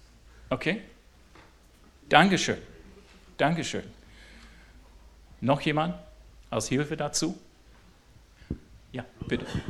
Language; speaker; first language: German; non-native, fluent; English